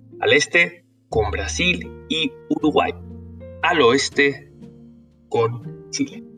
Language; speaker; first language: Spanish; non-native, learner; Norwegian